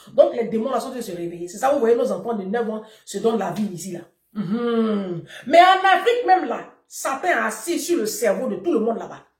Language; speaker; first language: French; native; French